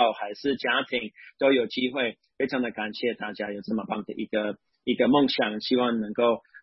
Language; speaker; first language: Chinese; non-native, fluent; English